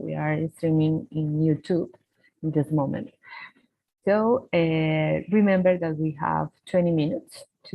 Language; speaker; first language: English; non-native, fluent; Spanish